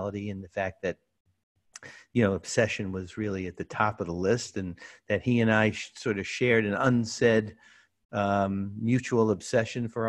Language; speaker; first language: English; native; English